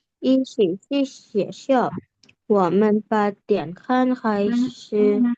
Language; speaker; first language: Chinese; non-native, learner; Thai